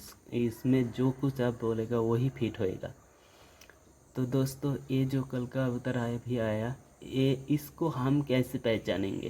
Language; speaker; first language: Hindi; non-native, local second language; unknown